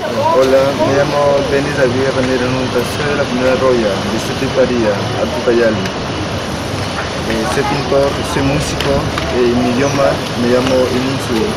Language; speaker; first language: Spanish; non-native, local second language; Shipibo-Conibo